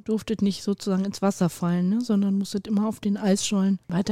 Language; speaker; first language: German; native; German